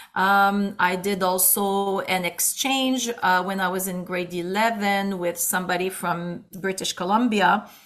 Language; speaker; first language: English; native; English